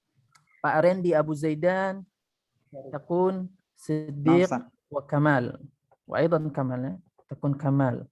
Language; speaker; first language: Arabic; non-native, fluent; Indonesian